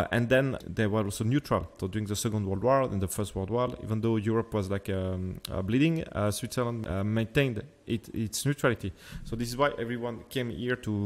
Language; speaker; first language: English; non-native, fluent; French